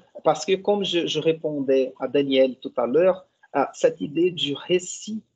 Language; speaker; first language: French; non-native, fluent; Portuguese